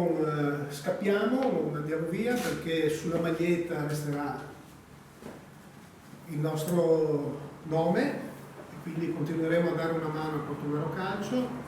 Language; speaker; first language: Italian; native; Italian